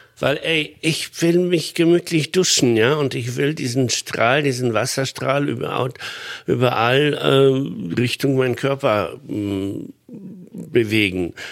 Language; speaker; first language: German; non-native, fluent; Polish